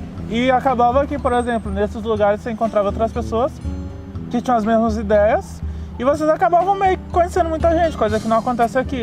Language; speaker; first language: Portuguese; native; Portuguese